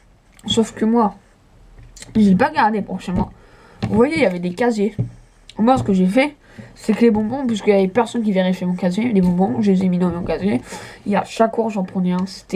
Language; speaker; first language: French; native; French